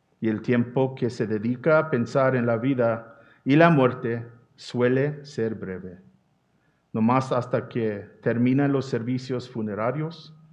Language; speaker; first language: Spanish; non-native, fluent; English